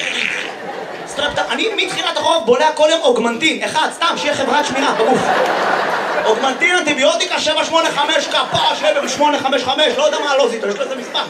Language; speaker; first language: Hebrew; native; Hebrew